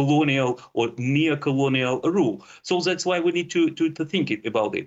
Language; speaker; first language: English; non-native, fluent; Russian